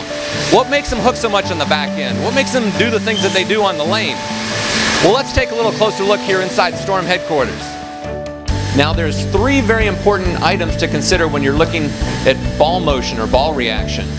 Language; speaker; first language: English; native; English